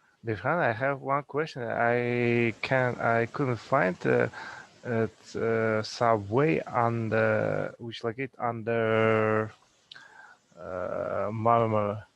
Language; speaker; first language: English; non-native, learner; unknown